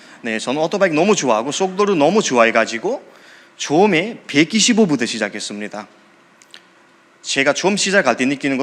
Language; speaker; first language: Korean; non-native, fluent; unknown